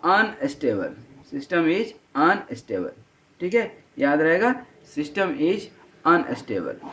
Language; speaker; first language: Hindi; native; Hindi